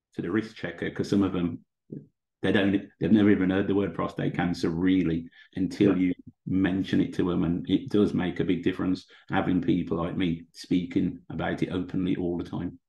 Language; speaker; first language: English; native; English